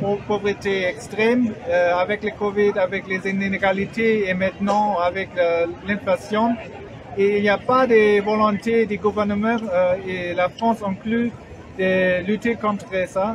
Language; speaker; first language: French; non-native, learner; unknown